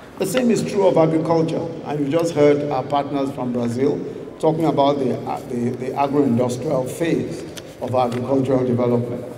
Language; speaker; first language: English; non-native, local second language; Yoruba